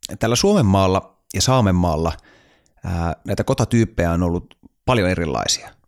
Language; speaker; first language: Finnish; native; Finnish